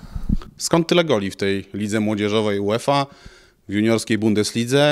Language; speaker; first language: Polish; native; Polish